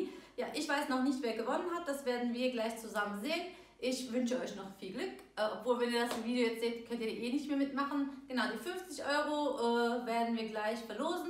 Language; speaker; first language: German; early bilingual, other home language; Turkish